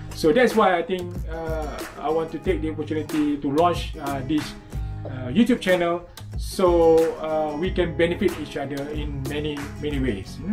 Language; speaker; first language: English; non-native, local second language; Malay